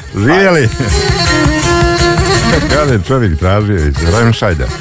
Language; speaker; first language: Serbian; native; Serbian